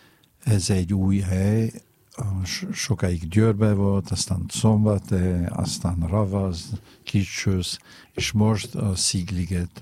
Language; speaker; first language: Hungarian; non-native, fluent; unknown